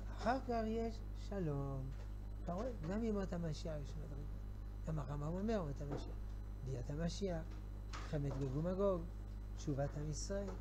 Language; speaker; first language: Hebrew; non-native, fluent; French